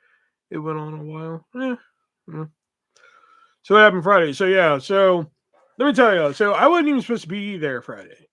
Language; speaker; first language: English; native; English